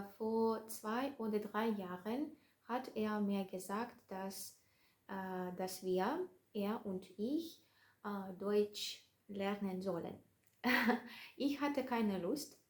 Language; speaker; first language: German; non-native, learner; Russian